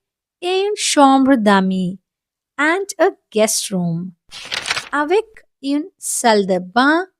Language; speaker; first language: French; non-native, fluent; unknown